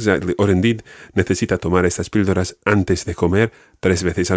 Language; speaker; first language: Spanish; non-native, fluent; English